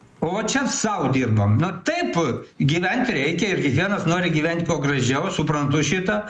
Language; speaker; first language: Lithuanian; native; Lithuanian